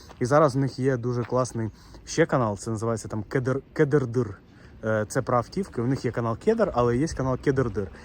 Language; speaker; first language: Ukrainian; non-native, local second language; Russian